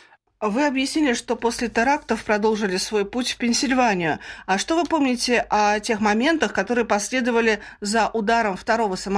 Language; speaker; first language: Russian; native; Russian